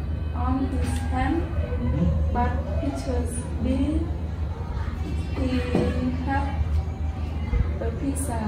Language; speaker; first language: English; non-native, learner; Khmer